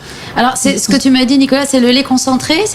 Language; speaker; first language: French; native; French